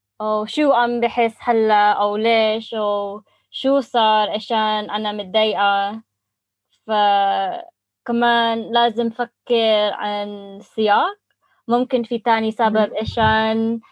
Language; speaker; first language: Arabic; non-native, learner; English